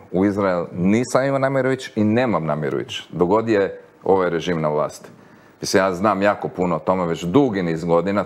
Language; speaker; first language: Croatian; native; Croatian